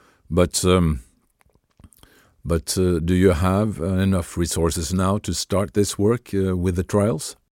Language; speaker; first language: English; non-native, fluent; Norwegian